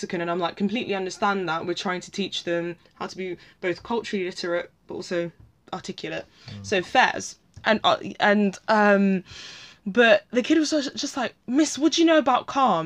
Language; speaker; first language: English; native; English